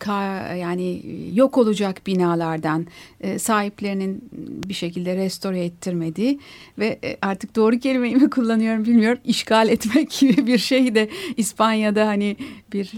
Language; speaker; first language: Turkish; native; Turkish